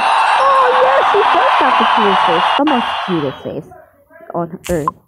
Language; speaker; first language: English; native; English